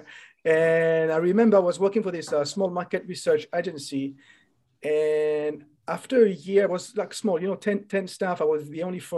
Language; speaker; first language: English; non-native, fluent; French